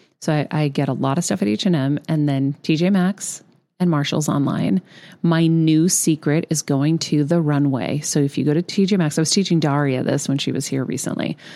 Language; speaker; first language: English; early bilingual, other home language; Greek